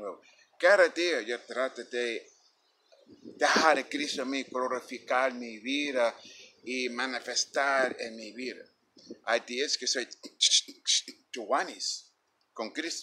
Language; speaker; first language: Spanish; non-native, fluent; English